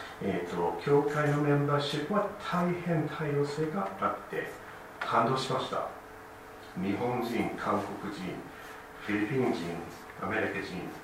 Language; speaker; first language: Japanese; non-native, fluent; English